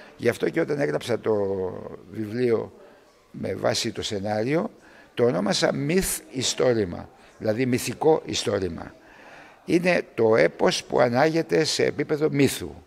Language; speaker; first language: Greek; early bilingual, heritage; Greek